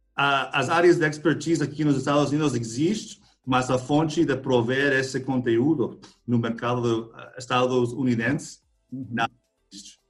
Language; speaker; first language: Portuguese; non-native, fluent; English